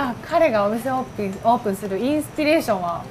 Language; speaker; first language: Japanese; native; Japanese